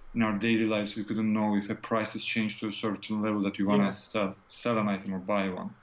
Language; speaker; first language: English; non-native, fluent; Turkish